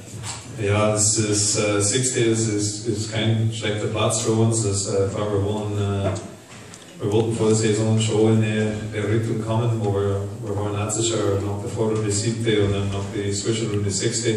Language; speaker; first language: German; non-native, fluent; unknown